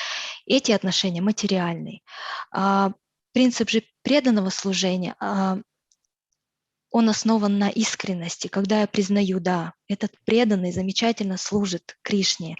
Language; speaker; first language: Russian; native; Russian